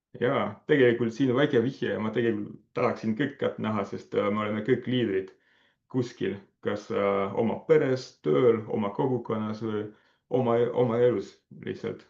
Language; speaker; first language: Estonian; non-native, fluent; French